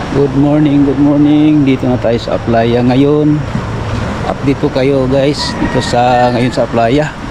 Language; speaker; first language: Filipino; non-native, local second language; Cebuano